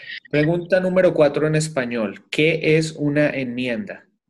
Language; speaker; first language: Spanish; native; Spanish